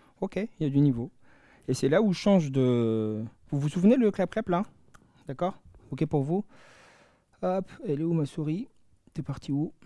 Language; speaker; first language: French; non-native, local second language; Malagasy